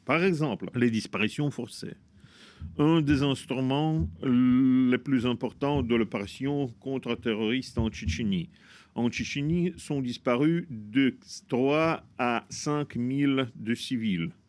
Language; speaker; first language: French; non-native, fluent; Russian